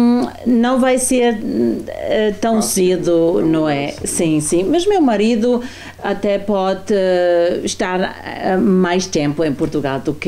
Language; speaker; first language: Portuguese; non-native, fluent; German